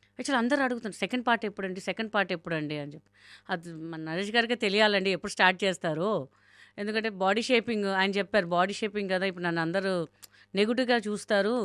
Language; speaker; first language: Telugu; non-native, local second language; Hindi